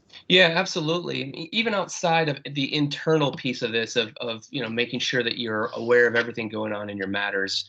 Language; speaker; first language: English; native; English